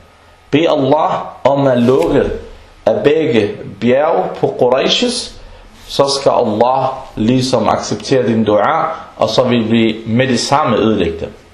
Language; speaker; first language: Danish; non-native, local second language; Arabic